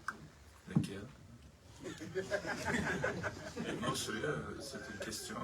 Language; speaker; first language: French; non-native, learner; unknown